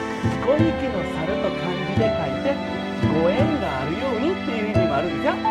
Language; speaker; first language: Japanese; native; Japanese